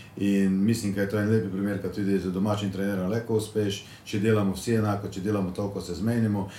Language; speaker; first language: Slovenian; native; Slovenian